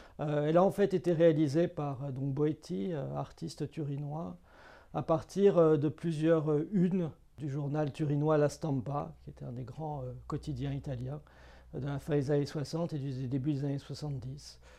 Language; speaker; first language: French; native; French